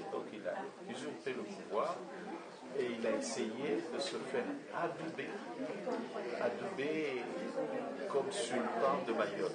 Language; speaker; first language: French; non-native, local second language; Comorian